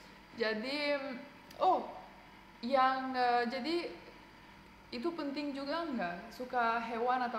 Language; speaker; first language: Indonesian; non-native, fluent; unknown